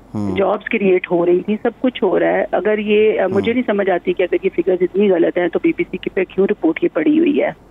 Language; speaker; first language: Urdu; non-native, local second language; Punjabi